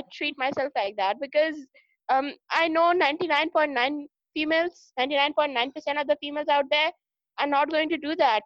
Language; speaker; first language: English; non-native, local second language; Urdu